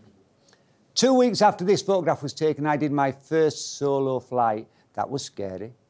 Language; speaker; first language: English; native; English